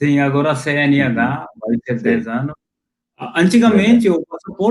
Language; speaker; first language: Portuguese; non-native, fluent; Hindi